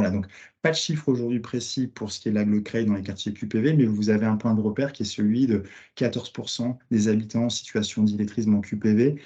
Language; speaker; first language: French; native; French